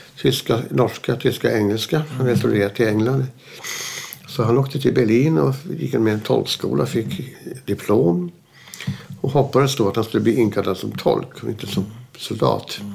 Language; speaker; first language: Swedish; early bilingual, other home language; German